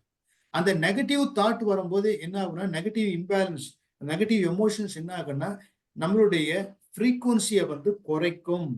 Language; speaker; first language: Tamil; native; Tamil